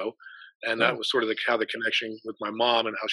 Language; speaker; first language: English; native; English